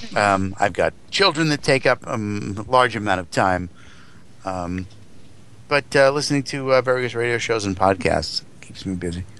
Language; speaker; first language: English; native; English